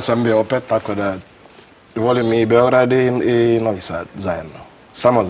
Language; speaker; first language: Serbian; non-native, learner; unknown